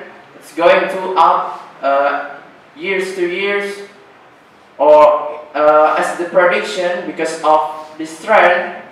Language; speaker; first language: English; non-native, learner; Indonesian